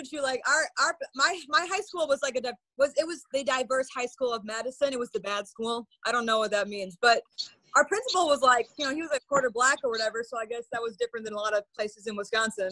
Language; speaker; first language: English; native; English